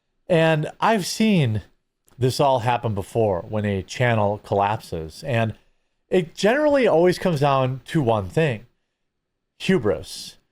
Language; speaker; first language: English; native; English